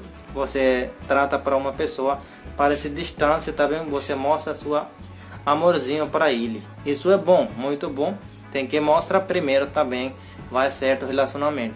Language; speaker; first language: Portuguese; non-native, learner; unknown